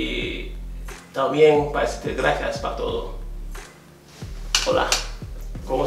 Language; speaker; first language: Spanish; non-native, learner; Haitian Creole